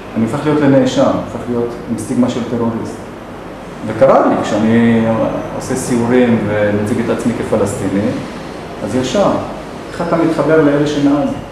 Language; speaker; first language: Hebrew; non-native, local second language; Arabic